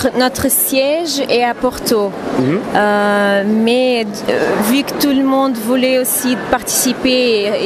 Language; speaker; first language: French; non-native, fluent; Portuguese